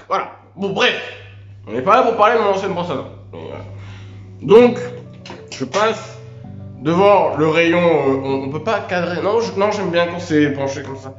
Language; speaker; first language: French; native; French